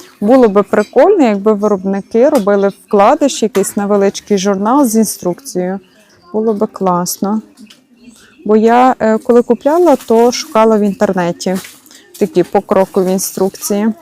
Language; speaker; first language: Ukrainian; native; Ukrainian